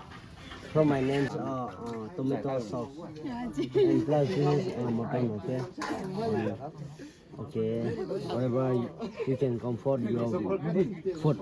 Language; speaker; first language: English; non-native, learner; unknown